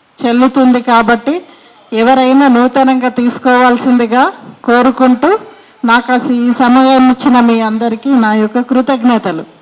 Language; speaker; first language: Telugu; native; Telugu